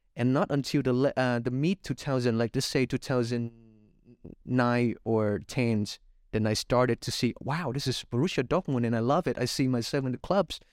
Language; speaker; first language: English; non-native, fluent; Vietnamese